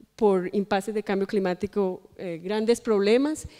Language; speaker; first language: Spanish; native; Spanish